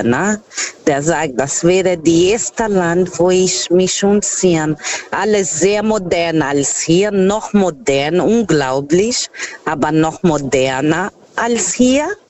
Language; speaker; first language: German; non-native, learner; Portuguese